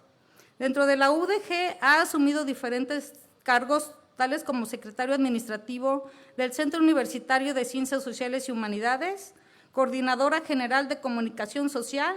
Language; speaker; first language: Spanish; native; Spanish